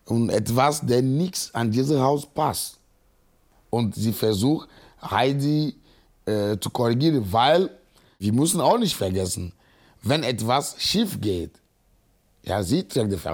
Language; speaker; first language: German; non-native, fluent; Ewe